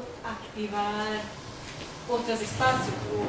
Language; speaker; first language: Spanish; non-native, learner; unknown